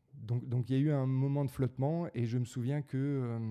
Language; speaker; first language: French; native; French